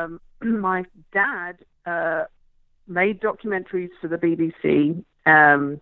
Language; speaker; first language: English; native; English